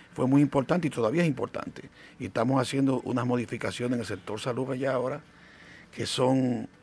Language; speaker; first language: Spanish; native; Spanish